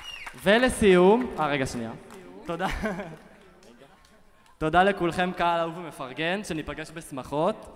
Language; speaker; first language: Hebrew; native; Hebrew